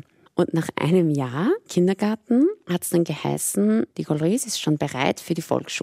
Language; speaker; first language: German; early bilingual, other home language; Persian